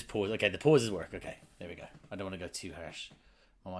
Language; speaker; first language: English; native; English